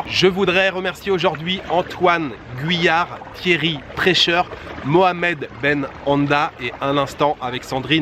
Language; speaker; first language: French; native; French